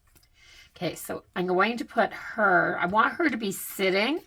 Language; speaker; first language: English; native; English